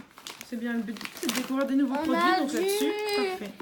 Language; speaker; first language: French; native; French